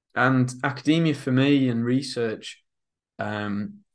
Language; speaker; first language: English; native; English